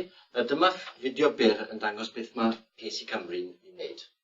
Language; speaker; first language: Welsh; native; Welsh